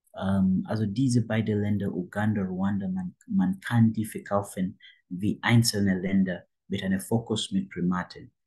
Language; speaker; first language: German; non-native, fluent; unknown